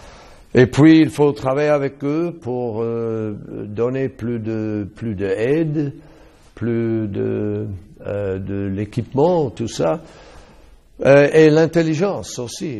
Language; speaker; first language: French; non-native, fluent; English